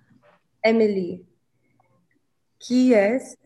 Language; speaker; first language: French; non-native, learner; English